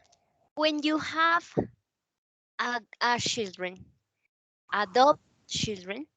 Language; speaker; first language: English; non-native, learner; Spanish